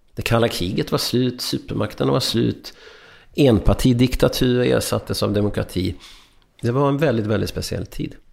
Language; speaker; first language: Swedish; early bilingual, other home language; Hungarian